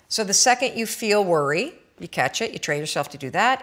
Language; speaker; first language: English; native; English